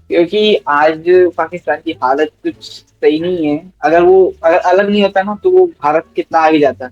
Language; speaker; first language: Hindi; native; Hindi